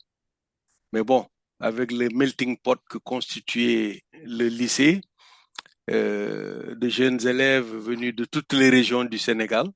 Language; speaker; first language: French; non-native, local second language; Fula